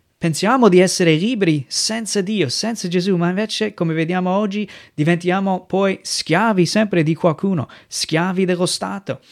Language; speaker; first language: Italian; non-native, fluent; English